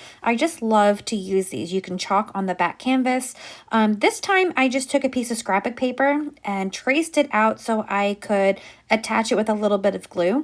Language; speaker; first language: English; native; English